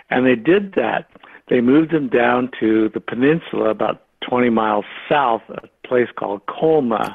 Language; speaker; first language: English; native; English